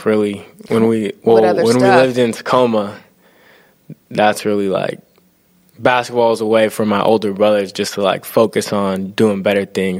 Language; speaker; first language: English; native; English